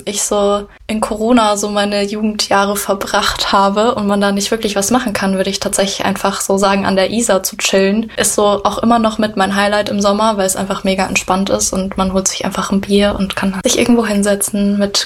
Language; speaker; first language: German; native; German